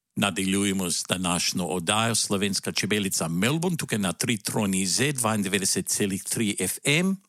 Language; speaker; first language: Slovenian; early bilingual, heritage; Slovenian